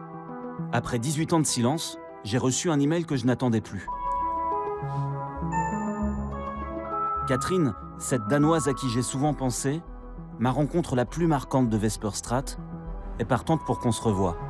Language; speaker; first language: French; native; French